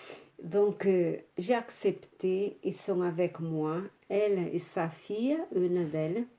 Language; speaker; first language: French; non-native, fluent; Portuguese